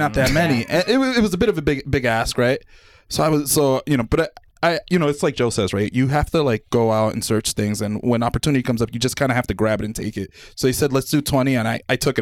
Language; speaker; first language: English; early bilingual, other home language; Spanish